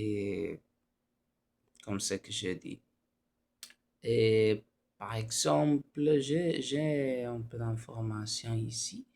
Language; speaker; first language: French; non-native, learner; Spanish